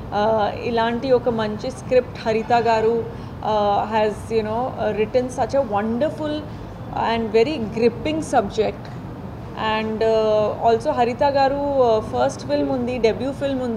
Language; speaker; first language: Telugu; non-native, fluent; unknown